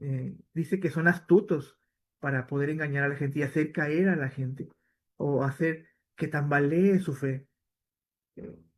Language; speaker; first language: Spanish; native; Spanish